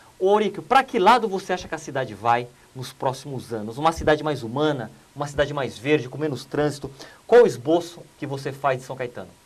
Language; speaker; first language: Portuguese; native; Portuguese